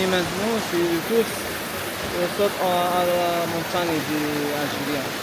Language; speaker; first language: French; non-native, learner; Arabic